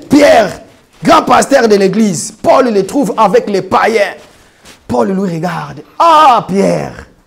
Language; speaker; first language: French; non-native, local second language; Lingala